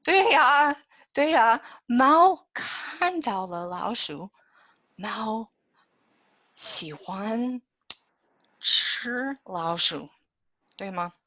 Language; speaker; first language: Chinese; non-native, fluent; English